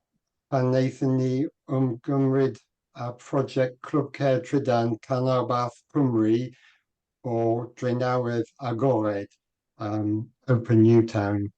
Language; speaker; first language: Welsh; non-native, learner; English